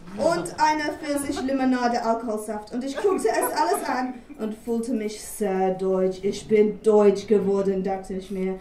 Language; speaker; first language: German; non-native, fluent; English